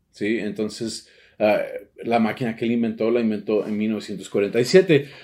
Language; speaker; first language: Spanish; early bilingual, heritage; Spanish